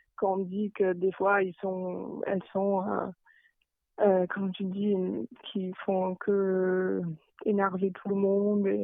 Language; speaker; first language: French; non-native, fluent; German